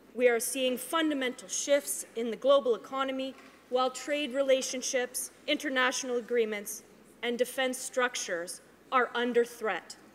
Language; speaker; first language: English; native; English